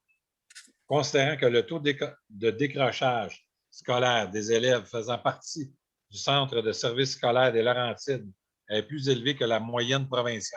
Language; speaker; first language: French; native; French